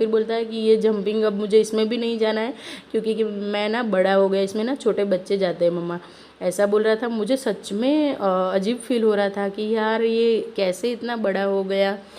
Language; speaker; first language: Hindi; non-native, local second language; Gujarati